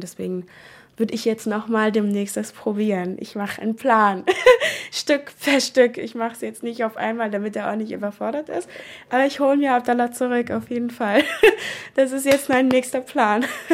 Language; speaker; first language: German; non-native, fluent; Arabic